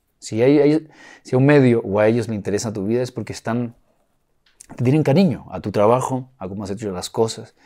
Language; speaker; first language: Spanish; native; Spanish